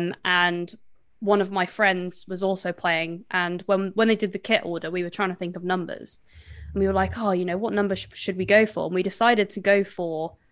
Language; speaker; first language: English; native; English